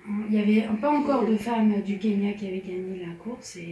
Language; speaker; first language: French; native; French